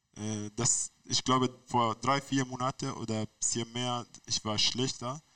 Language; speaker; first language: German; non-native, learner; Arabic